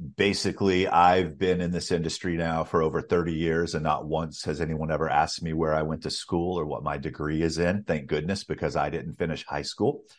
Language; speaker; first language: English; native; English